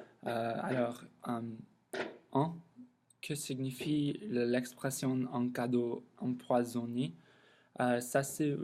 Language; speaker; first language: French; non-native, learner; English